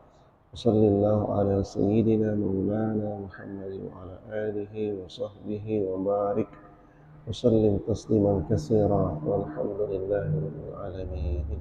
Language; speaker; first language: Arabic; non-native, fluent; Indonesian